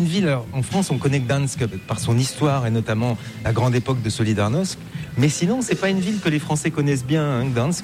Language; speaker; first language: French; native; French